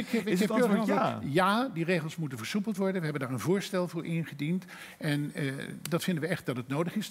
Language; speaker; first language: Dutch; native; Dutch